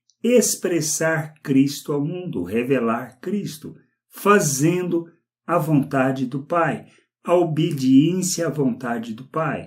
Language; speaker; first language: Portuguese; native; Portuguese